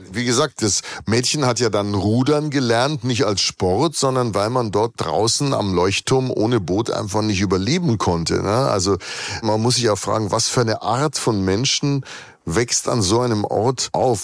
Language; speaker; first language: German; native; German